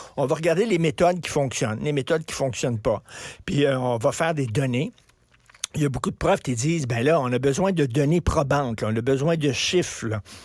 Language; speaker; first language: French; native; French